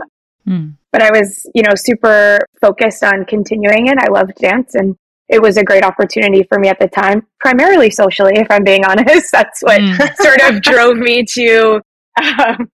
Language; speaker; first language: English; native; English